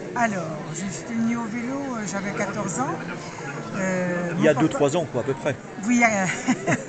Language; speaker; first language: French; native; French